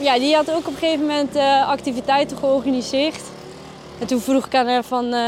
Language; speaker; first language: Dutch; early bilingual, other home language; Arabic